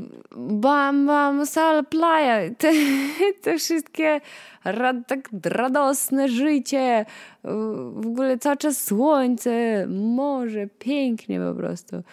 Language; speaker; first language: Polish; non-native, fluent; Russian